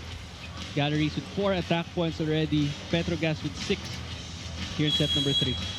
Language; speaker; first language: English; non-native, local second language; Filipino